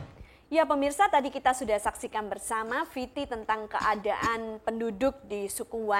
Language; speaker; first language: Indonesian; native; Indonesian